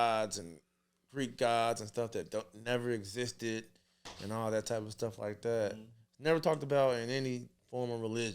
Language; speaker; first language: English; native; English